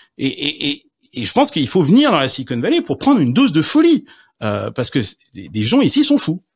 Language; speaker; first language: French; native; French